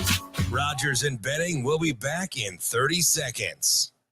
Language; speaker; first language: English; native; English